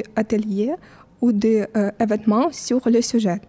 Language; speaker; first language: French; non-native, fluent; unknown